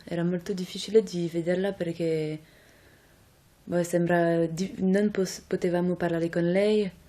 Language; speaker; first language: Italian; non-native, fluent; French